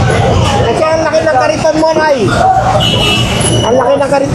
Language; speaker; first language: Filipino; native; Filipino